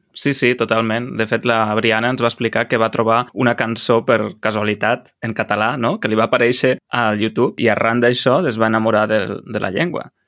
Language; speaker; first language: Catalan; native; Catalan